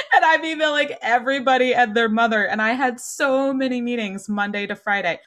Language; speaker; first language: English; native; English